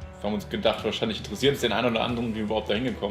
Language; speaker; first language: German; native; German